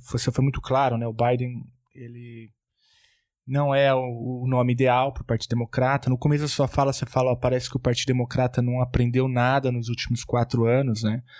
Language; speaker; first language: Portuguese; native; Portuguese